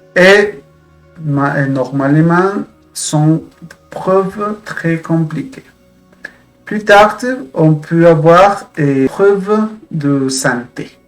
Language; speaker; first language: French; non-native, fluent; Spanish